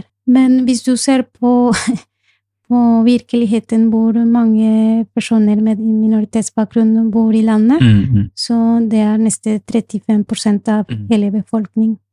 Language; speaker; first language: Norwegian; non-native, fluent; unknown